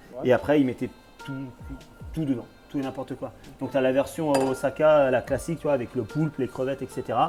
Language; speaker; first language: French; native; French